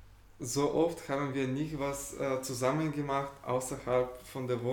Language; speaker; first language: German; non-native, fluent; Bulgarian